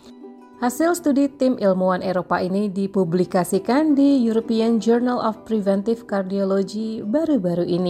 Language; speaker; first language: Indonesian; native; Indonesian